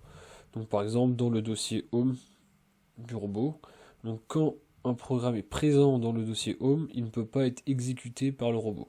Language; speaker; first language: French; native; French